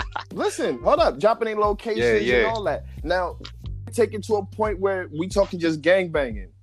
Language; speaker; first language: English; native; English